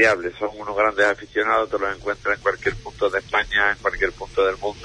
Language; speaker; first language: Spanish; native; Spanish